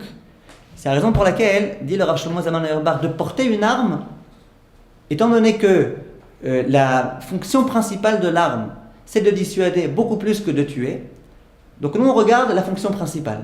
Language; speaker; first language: French; native; French